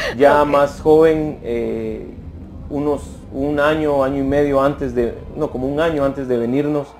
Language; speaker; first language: Spanish; native; Spanish